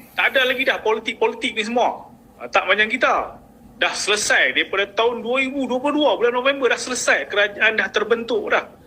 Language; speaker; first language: Malay; native; Malay